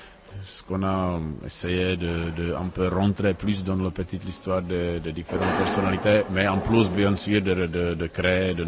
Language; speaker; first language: French; non-native, learner; Czech